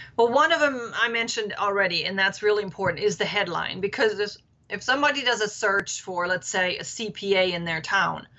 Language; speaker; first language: English; non-native, fluent; German